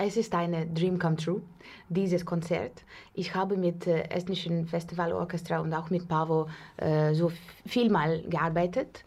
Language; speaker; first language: German; non-native, learner; Russian